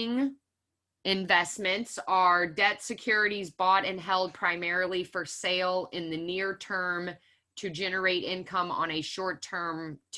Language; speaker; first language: English; native; English